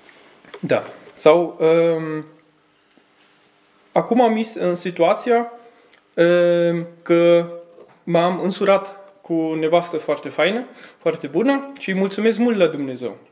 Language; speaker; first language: Romanian; early bilingual, heritage; Romanian